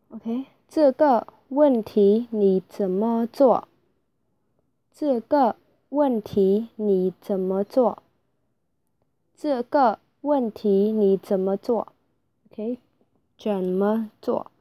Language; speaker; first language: Chinese; non-native, learner; Khmer